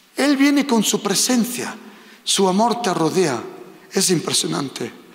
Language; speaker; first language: Spanish; early bilingual, heritage; Spanish